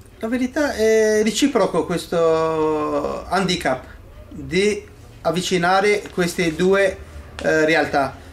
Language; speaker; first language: Italian; non-native, fluent; Arabic